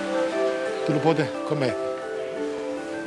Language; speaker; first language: Spanish; non-native, learner; Italian